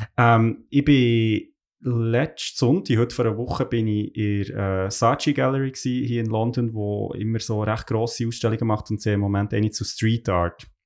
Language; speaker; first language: German; native; German